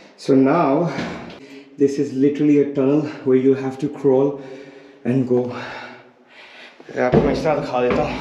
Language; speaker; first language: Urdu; non-native, local second language; Punjabi